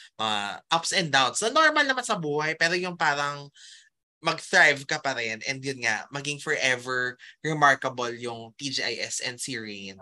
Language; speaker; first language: Filipino; native; Filipino